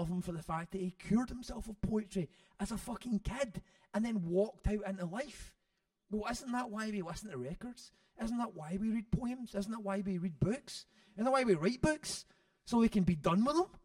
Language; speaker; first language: English; native; English